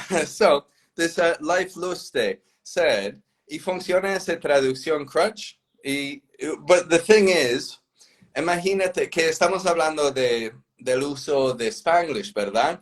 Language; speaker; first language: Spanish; non-native, fluent; English